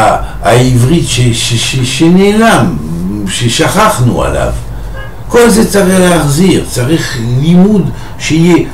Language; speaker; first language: Hebrew; non-native, fluent; French